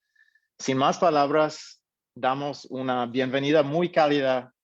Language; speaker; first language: Spanish; non-native, fluent; English